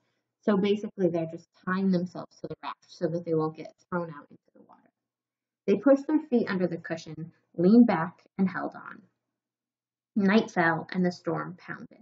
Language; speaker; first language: English; native; English